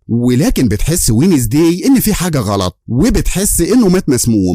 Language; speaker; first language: Arabic; native; Arabic